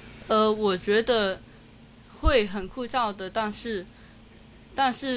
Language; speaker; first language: Chinese; non-native, local second language; Cantonese